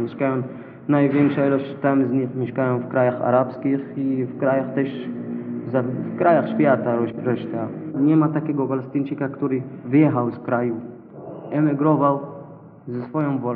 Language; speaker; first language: Polish; non-native, learner; Arabic